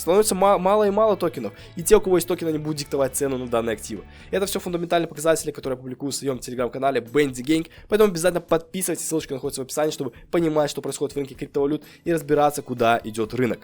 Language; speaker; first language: Russian; native; Russian